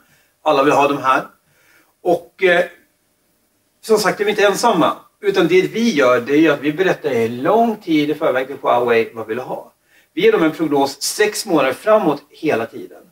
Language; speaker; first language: Swedish; native; Swedish